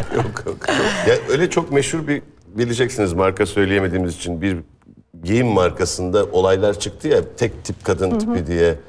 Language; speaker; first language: Turkish; native; Turkish